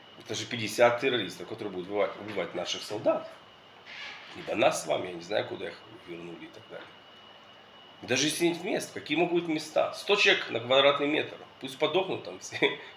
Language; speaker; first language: Russian; early bilingual, heritage; Russian